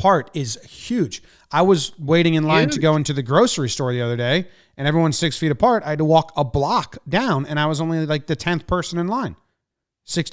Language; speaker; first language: English; native; English